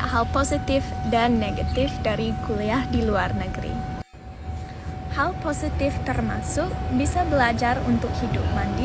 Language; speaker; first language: Indonesian; non-native, fluent; English